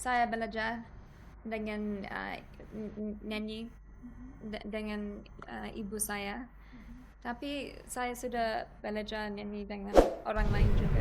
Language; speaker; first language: Indonesian; non-native, learner; English